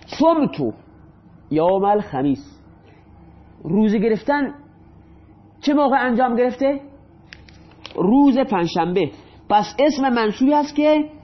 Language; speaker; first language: Persian; non-native, local second language; Baluchi